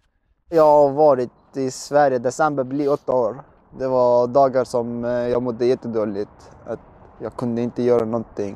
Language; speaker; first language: Swedish; early bilingual, other home language; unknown